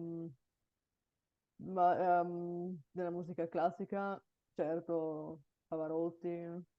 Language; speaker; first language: Italian; non-native, learner; Bulgarian